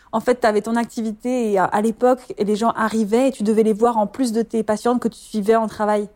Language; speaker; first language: French; native; French